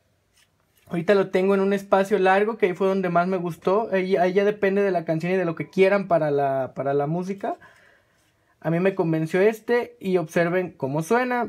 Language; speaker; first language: Spanish; native; Spanish